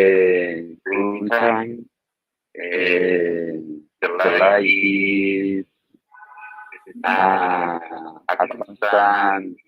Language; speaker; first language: English; non-native, learner; Spanish